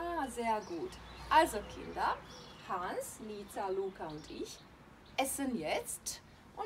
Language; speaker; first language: German; non-native, fluent; Croatian